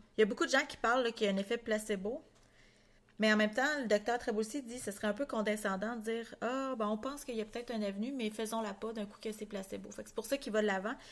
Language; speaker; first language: French; native; French